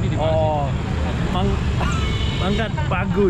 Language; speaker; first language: Indonesian; non-native, learner; English